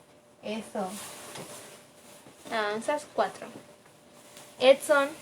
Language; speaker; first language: Spanish; native; Spanish